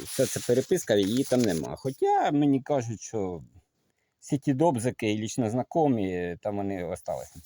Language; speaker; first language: Ukrainian; non-native, local second language; Russian